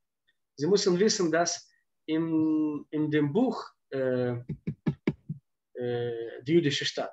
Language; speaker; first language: German; non-native, fluent; Russian